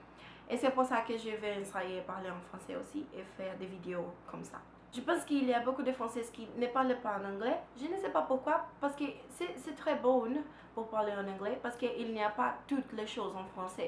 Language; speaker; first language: French; non-native, learner; Portuguese